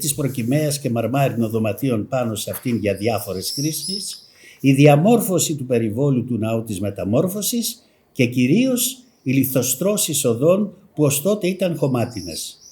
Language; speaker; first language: Greek; native; Greek